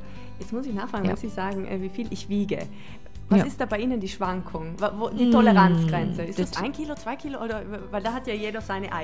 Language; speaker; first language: German; native; German